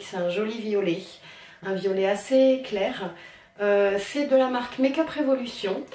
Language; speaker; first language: French; native; French